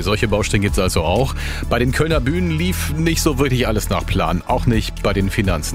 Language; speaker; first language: German; native; German